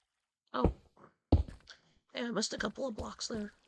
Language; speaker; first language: English; native; English